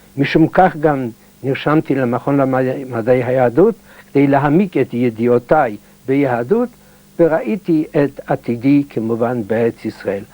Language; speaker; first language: Hebrew; early bilingual, heritage; Hebrew